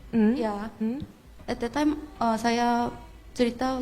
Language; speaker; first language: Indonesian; non-native, fluent; Korean